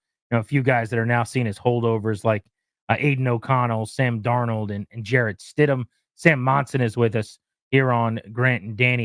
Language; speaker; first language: English; native; English